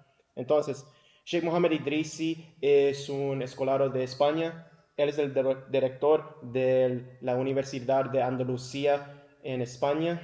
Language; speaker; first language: Spanish; early bilingual, heritage; English